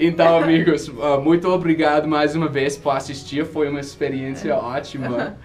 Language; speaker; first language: Portuguese; non-native, fluent; English